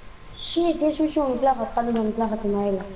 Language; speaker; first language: Hebrew; native; Hebrew